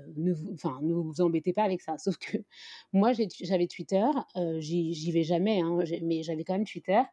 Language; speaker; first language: French; native; French